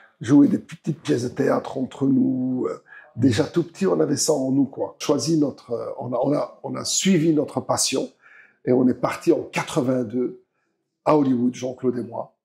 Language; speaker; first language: French; early bilingual, other home language; Arabic